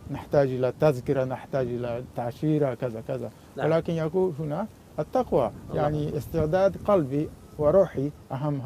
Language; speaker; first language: Arabic; non-native, fluent; Japanese